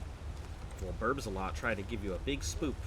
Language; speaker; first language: English; native; English